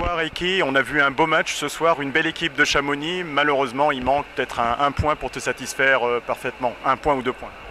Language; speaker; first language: French; native; French